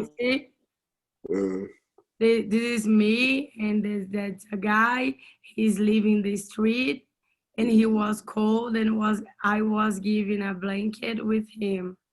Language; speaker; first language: English; non-native, learner; Portuguese